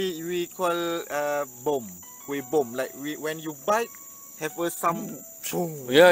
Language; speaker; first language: English; non-native, learner; Malay